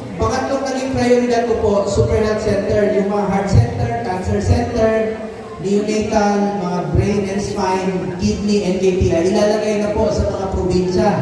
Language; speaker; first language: Filipino; non-native, local second language; Cebuano